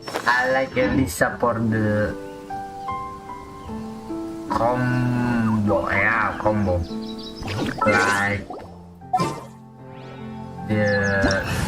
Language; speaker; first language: English; non-native, learner; Indonesian